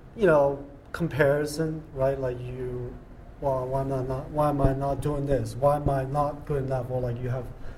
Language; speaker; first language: English; non-native, local second language; Cantonese